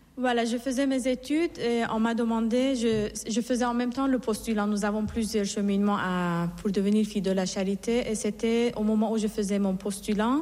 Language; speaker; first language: French; non-native, fluent; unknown